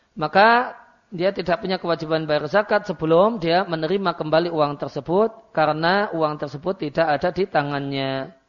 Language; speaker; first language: Indonesian; non-native, local second language; Javanese